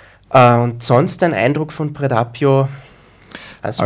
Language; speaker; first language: German; native; German